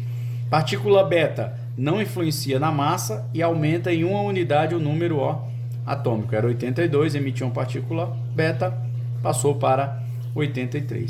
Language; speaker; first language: Portuguese; native; Portuguese